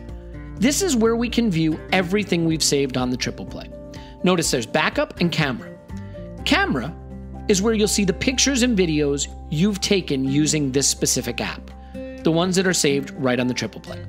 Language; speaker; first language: English; native; English